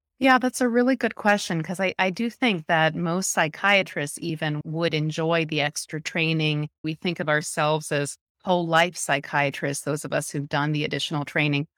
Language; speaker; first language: English; early bilingual, other home language; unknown